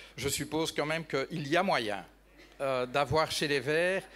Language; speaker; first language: French; native; French